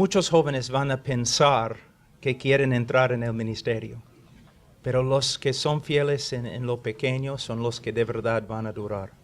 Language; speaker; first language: Spanish; non-native, fluent; English